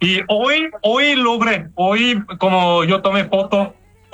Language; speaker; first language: Spanish; non-native, fluent; Korean